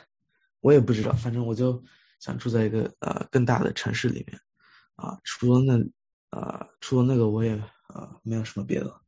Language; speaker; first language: Chinese; early bilingual, heritage; Chinese